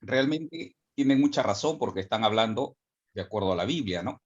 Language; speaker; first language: Spanish; native; Spanish